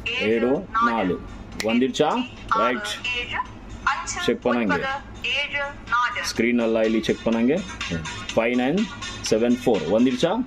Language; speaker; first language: Tamil; non-native, local second language; Kannada